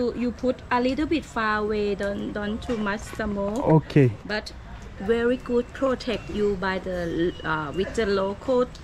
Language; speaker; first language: English; non-native, learner; Thai